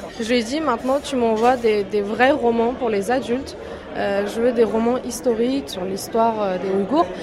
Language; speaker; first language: French; non-native, fluent; Uyghur